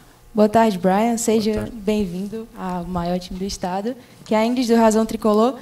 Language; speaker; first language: Portuguese; native; Portuguese